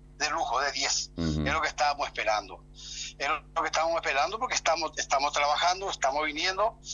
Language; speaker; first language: Spanish; native; Spanish